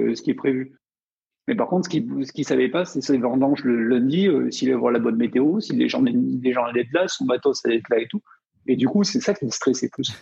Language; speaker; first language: French; native; French